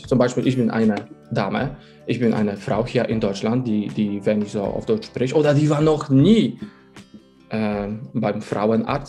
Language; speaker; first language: German; non-native, fluent; Polish